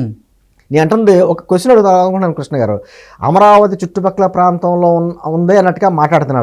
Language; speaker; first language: Telugu; native; Telugu